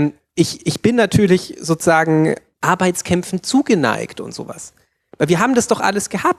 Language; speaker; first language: German; native; German